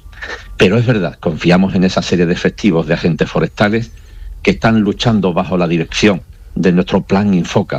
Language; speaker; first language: Spanish; native; Spanish